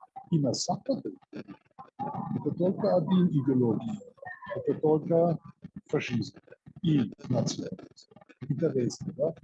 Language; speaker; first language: Russian; non-native, learner; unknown